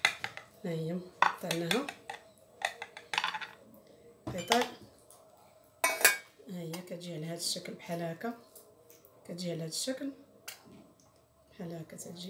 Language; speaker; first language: Arabic; native; Arabic